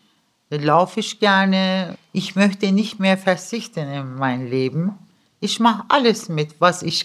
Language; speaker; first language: German; early bilingual, other home language; Turkish